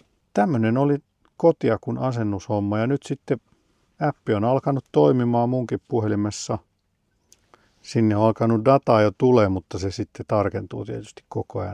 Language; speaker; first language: Finnish; native; Finnish